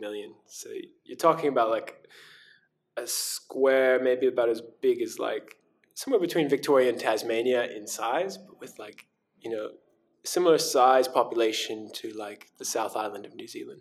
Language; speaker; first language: English; native; English